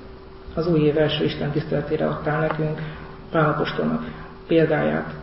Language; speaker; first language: Hungarian; native; Hungarian